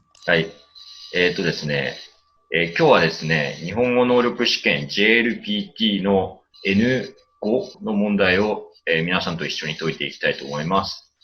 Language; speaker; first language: Japanese; native; Japanese